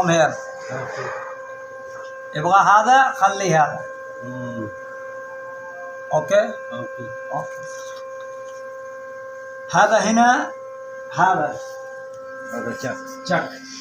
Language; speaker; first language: Arabic; non-native, learner; Punjabi